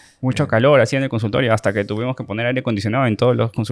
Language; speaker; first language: Spanish; native; Spanish